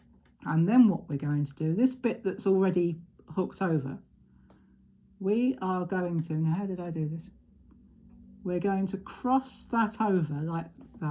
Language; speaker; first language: English; native; English